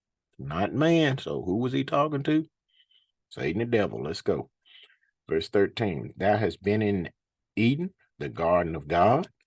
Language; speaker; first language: English; native; English